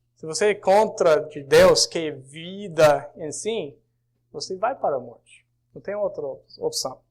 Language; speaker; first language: Portuguese; non-native, fluent; English